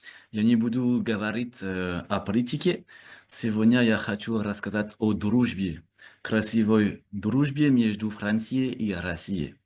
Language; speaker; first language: Russian; non-native, learner; French